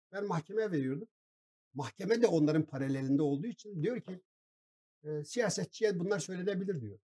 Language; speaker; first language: Turkish; non-native, local second language; Kurdish